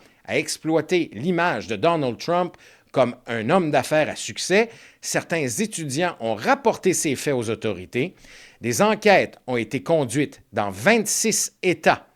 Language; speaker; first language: French; native; French